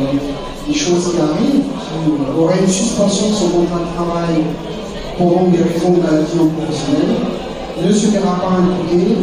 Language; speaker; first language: French; native; French